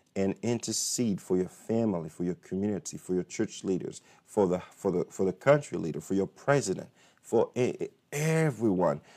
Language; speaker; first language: English; non-native, fluent; Haitian Creole